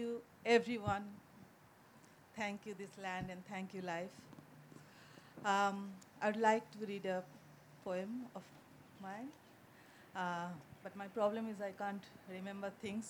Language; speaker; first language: English; non-native, local second language; Bangla